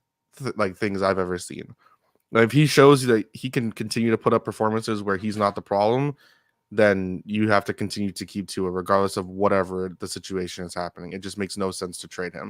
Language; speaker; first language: English; native; English